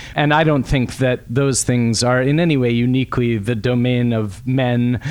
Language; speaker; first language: English; native; English